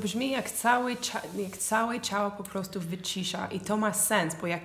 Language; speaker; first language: Polish; non-native, fluent; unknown